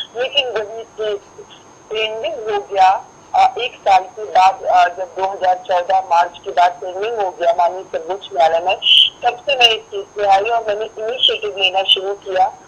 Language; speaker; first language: Hindi; native; Hindi